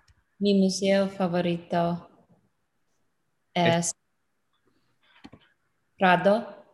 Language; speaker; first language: Spanish; non-native, learner; English